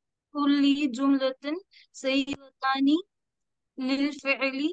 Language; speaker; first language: Arabic; non-native, learner; Urdu